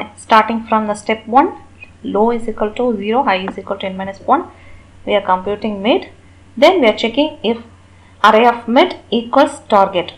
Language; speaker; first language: English; non-native, local second language; Tamil